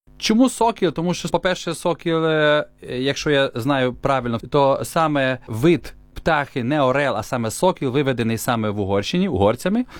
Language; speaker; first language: Ukrainian; native; Ukrainian